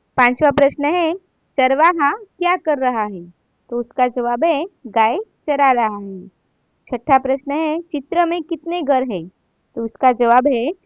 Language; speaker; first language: Hindi; non-native, local second language; Gujarati